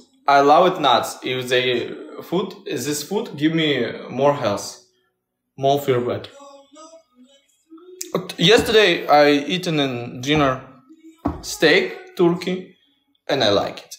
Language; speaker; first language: English; non-native, learner; Russian